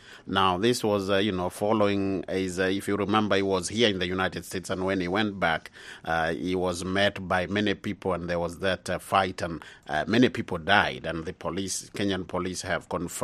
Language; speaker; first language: English; non-native, local second language; Swahili